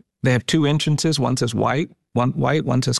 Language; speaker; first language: English; native; English